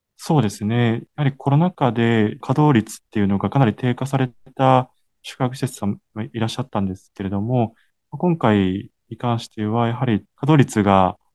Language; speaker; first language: Japanese; native; Japanese